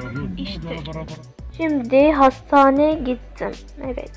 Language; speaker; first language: Turkish; non-native, learner; Arabic